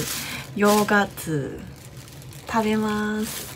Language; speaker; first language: Japanese; non-native, learner; Korean